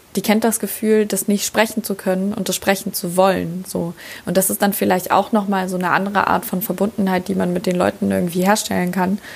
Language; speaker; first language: German; native; German